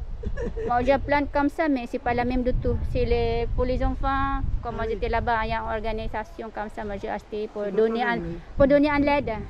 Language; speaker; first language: French; non-native, fluent; Filipino